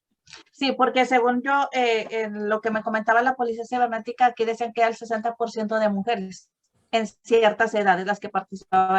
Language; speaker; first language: Spanish; native; Spanish